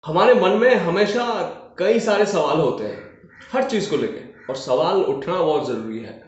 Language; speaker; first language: Hindi; non-native, local second language; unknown